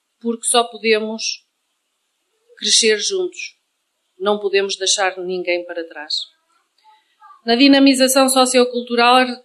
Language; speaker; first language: Portuguese; native; Portuguese